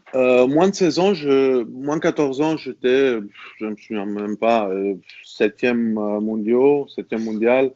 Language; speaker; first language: French; non-native, fluent; Greek